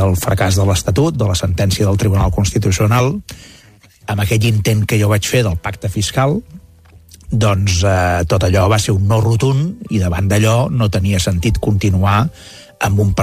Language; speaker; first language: Catalan; native; Catalan